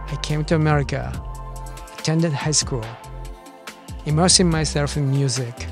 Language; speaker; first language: English; early bilingual, other home language; Japanese